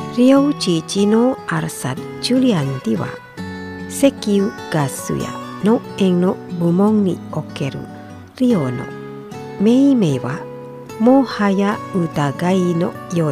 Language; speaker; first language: Japanese; non-native, fluent; Indonesian